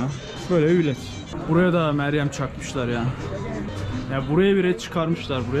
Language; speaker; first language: Turkish; native; Turkish